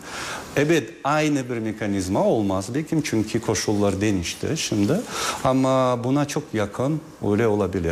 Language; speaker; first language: Turkish; non-native, fluent; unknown